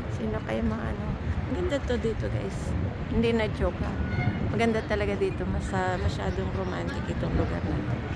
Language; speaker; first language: Filipino; native; Filipino